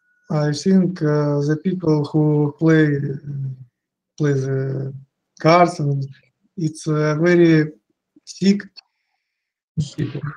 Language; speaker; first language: English; non-native, learner; Russian